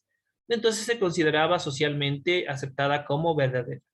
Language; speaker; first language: Spanish; native; Spanish